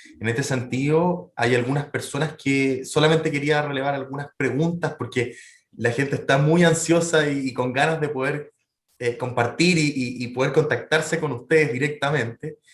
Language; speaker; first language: Spanish; native; Spanish